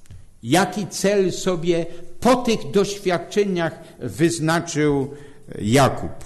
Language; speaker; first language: Polish; native; Polish